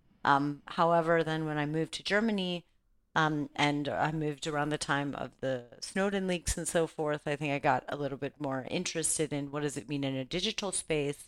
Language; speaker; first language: English; native; English